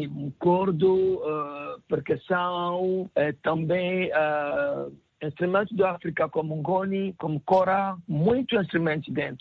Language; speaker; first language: Portuguese; non-native, learner; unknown